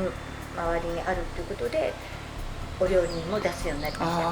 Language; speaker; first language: Japanese; native; Japanese